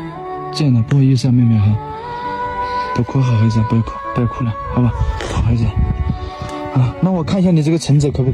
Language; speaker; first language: Chinese; native; Chinese